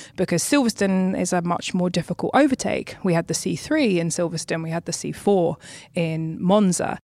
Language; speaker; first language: English; native; English